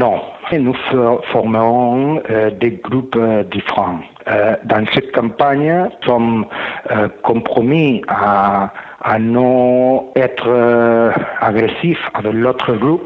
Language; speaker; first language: French; non-native, learner; Catalan